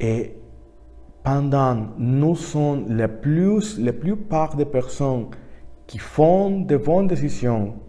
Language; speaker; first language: French; non-native, learner; Spanish